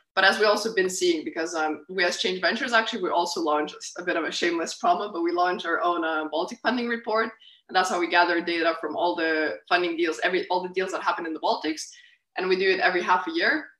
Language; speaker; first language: English; non-native, fluent; Lithuanian